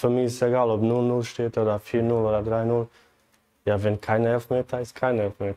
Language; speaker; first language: German; native; German